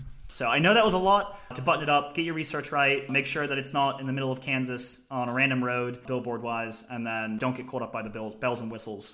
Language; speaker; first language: English; native; English